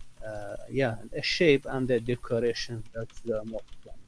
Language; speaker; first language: English; non-native, learner; Arabic